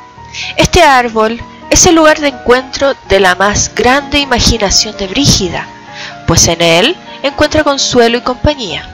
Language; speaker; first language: Spanish; native; Spanish